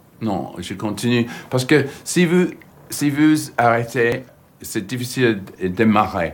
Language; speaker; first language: French; non-native, fluent; English